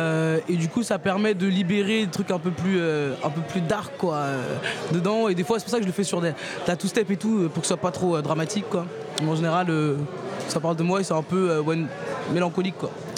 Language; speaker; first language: French; native; French